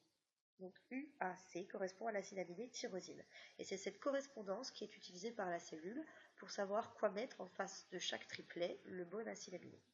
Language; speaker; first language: French; native; French